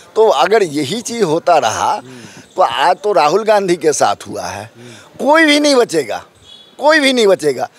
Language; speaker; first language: Hindi; native; Hindi